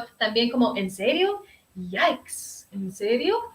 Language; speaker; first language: Spanish; early bilingual, heritage; Spanish